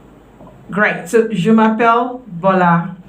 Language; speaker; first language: French; non-native, fluent; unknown